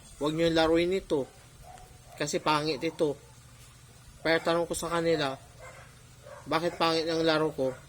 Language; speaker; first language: Filipino; non-native, local second language; Pangasinan